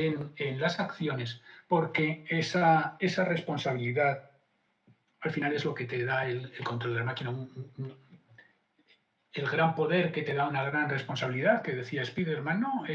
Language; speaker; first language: Spanish; native; Spanish